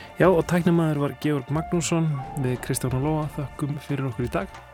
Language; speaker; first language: Icelandic; native; Icelandic